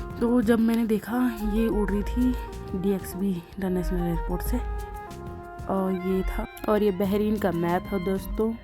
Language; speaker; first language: Hindi; native; Hindi